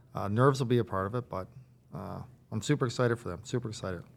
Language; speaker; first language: English; native; English